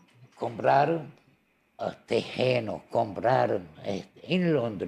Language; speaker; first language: Portuguese; non-native, learner; Arabic